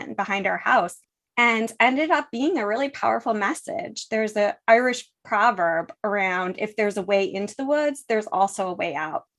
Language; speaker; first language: English; native; English